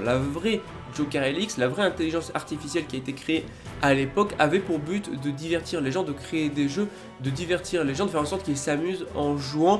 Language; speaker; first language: French; native; French